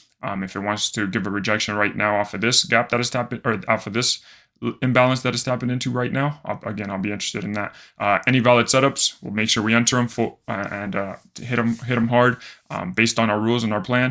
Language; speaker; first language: English; native; English